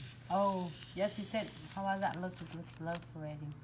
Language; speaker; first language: English; non-native, fluent; Vietnamese